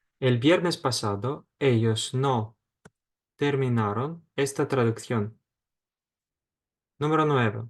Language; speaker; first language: Spanish; non-native, fluent; Ukrainian